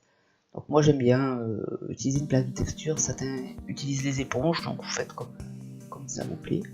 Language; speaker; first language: French; native; French